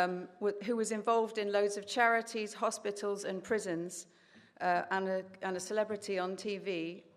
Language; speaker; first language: English; native; English